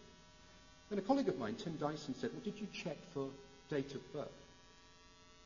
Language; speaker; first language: English; native; English